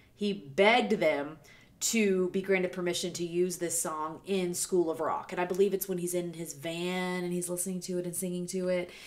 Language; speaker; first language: English; native; English